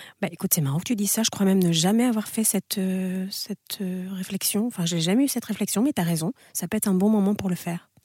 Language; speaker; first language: French; native; French